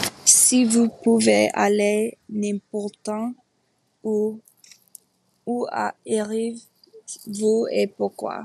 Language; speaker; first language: French; non-native, learner; English